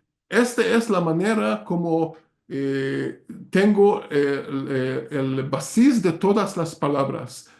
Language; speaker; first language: Spanish; non-native, learner; Hungarian